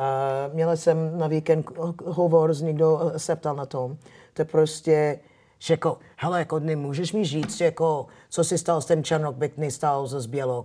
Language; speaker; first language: Czech; non-native, fluent; English